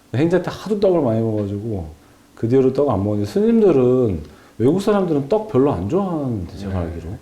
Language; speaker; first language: Korean; native; Korean